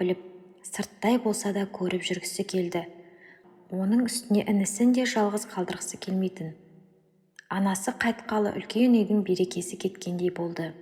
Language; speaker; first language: Kazakh; native; Kazakh